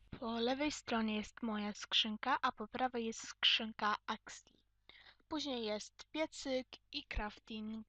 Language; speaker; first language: Polish; native; Polish